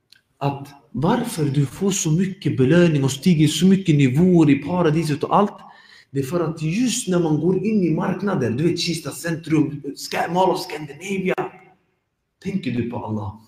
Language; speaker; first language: Swedish; early bilingual, other home language; Arabic